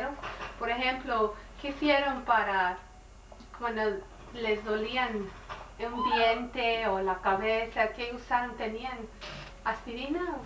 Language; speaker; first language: Spanish; non-native, learner; English